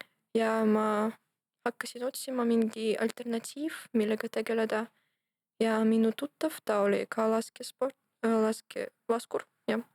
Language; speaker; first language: Estonian; non-native, local second language; Russian